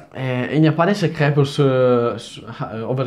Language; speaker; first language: French; non-native, fluent; Italian